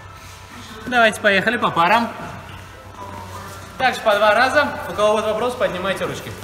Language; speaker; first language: Russian; native; Russian